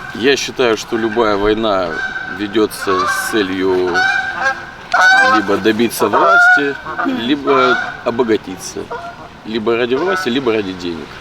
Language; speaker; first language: Russian; native; Russian